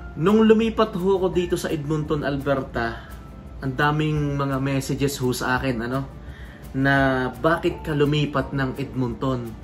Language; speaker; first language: Filipino; native; Filipino